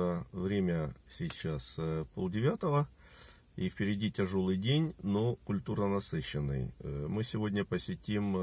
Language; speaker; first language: Russian; native; Russian